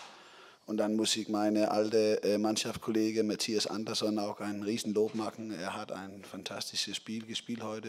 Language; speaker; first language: German; non-native, fluent; Danish